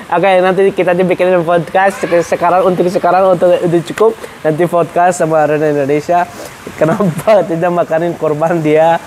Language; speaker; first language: Indonesian; non-native, learner; Arabic